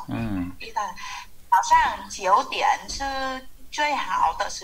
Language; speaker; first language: Chinese; non-native, learner; Vietnamese